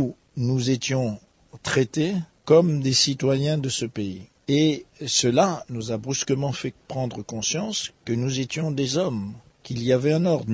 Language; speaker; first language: French; non-native, local second language; Lingala